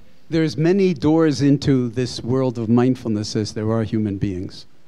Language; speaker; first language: English; native; English